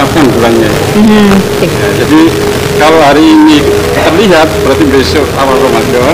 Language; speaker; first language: Indonesian; native; Indonesian